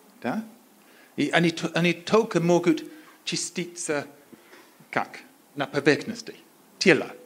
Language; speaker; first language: Polish; non-native, learner; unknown